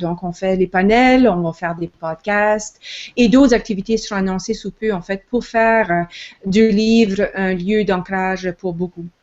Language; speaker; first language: French; native; French